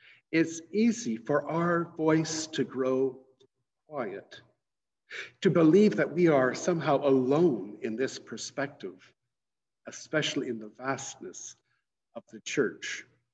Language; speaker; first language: English; native; English